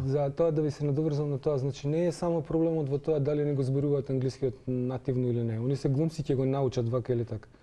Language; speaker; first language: Macedonian; non-native, local second language; Serbian